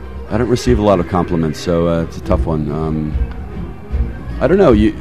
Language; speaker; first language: English; native; English